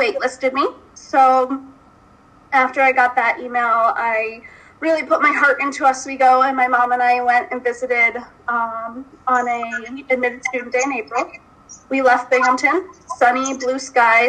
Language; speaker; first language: English; native; English